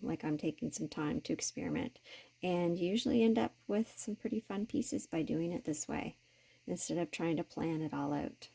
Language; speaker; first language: English; native; English